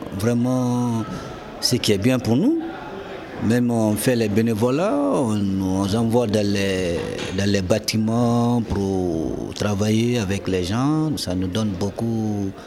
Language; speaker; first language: French; non-native, local second language; Fula